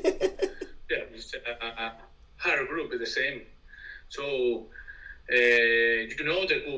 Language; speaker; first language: English; non-native, learner; Spanish